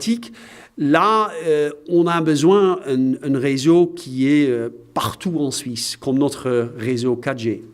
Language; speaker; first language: French; non-native, fluent; Dutch